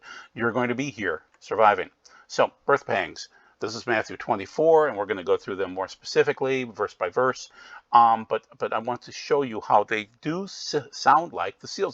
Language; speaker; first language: English; native; English